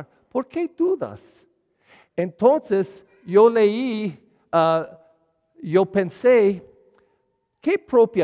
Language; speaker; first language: Spanish; non-native, learner; English